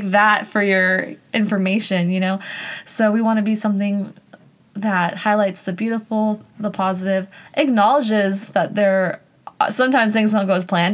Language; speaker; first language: English; native; English